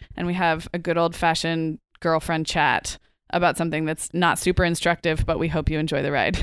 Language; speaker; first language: English; native; English